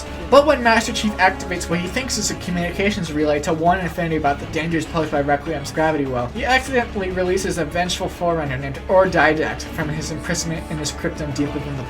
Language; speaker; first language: English; native; English